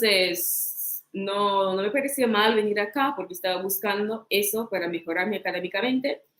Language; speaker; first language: Spanish; non-native, fluent; English